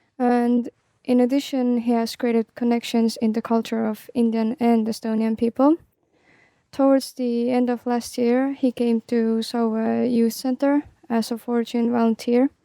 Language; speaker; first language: English; non-native, fluent; Estonian